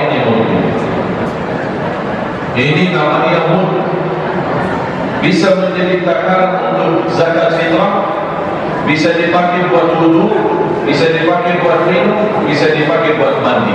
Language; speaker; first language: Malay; non-native, fluent; Arabic